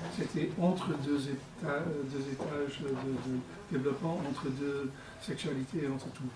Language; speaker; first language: French; non-native, fluent; English